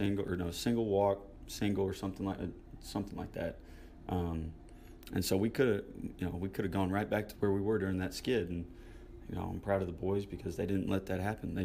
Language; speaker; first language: English; native; English